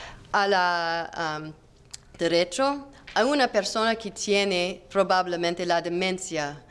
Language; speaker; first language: Spanish; non-native, learner; English